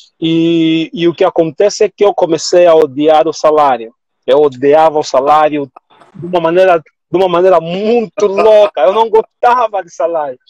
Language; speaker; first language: Portuguese; native; Portuguese